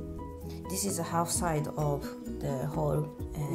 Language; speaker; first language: English; non-native, learner; Japanese